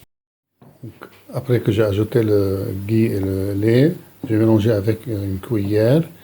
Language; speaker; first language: French; non-native, local second language; Arabic